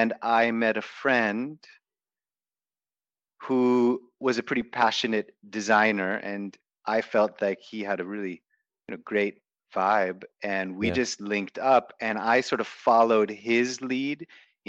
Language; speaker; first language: English; native; English